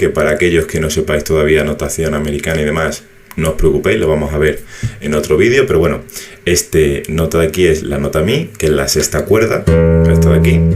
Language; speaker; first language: Spanish; native; Spanish